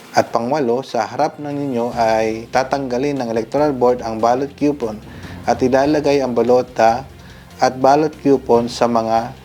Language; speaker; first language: Filipino; native; Filipino